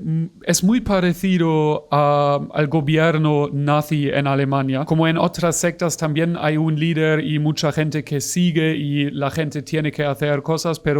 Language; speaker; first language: Spanish; non-native, fluent; German